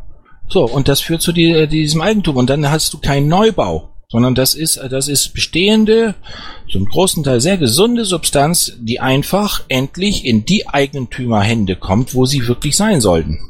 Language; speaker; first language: German; native; German